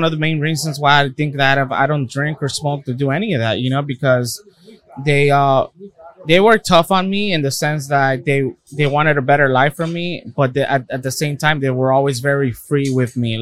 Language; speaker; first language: English; early bilingual, other home language; Spanish